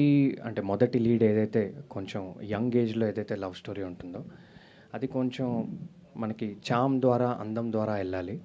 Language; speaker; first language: Telugu; native; Telugu